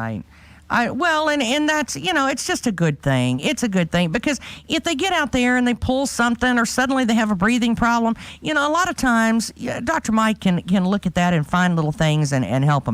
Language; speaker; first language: English; native; English